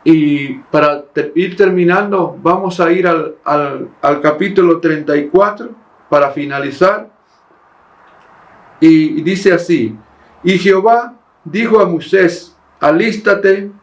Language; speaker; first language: Spanish; native; Spanish